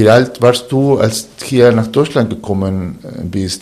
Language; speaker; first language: German; non-native, fluent; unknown